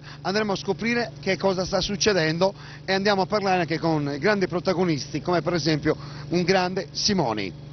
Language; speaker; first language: Italian; native; Italian